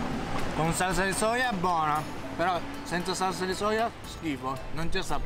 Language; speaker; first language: Italian; non-native, learner; Japanese